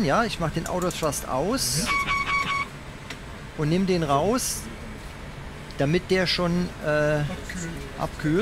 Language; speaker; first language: German; native; German